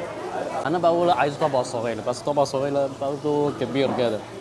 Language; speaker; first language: Arabic; non-native, learner; Chinese